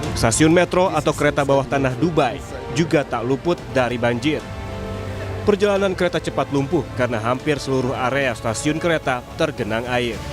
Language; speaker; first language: Indonesian; native; Indonesian